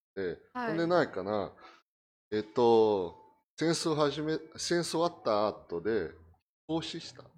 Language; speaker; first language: Japanese; non-native, fluent; Portuguese